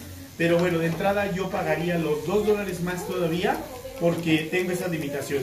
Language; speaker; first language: Spanish; native; Spanish